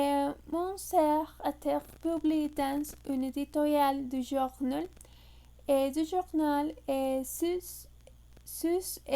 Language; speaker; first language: French; non-native, learner; Spanish